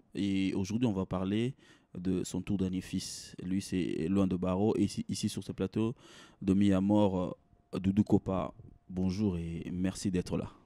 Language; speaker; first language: French; non-native, local second language; Lingala